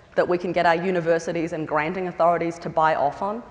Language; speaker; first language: English; native; English